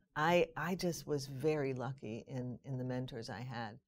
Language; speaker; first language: English; native; English